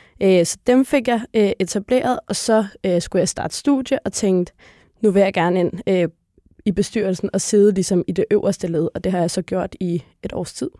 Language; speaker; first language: Danish; early bilingual, other home language; Arabic